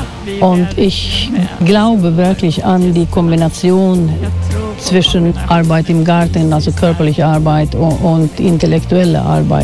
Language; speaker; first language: German; non-native, learner; Swedish